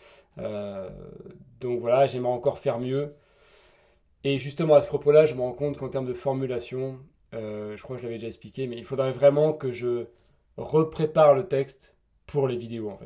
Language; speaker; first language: French; native; French